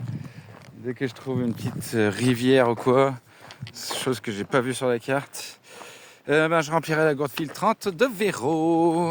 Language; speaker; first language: French; native; French